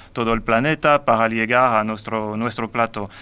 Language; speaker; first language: Spanish; non-native, learner; French